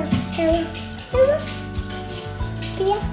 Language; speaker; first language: Chinese; early bilingual, heritage; Chinese